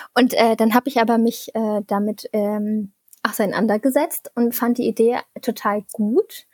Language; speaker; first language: German; native; German